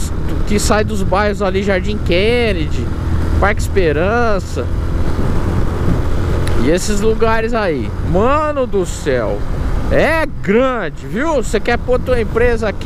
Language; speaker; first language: Portuguese; native; Portuguese